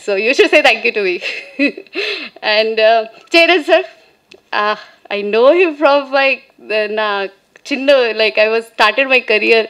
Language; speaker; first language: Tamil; non-native, fluent; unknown